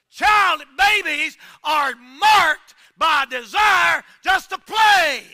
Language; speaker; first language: English; native; English